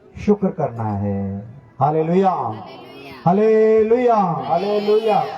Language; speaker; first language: Hindi; non-native, local second language; Punjabi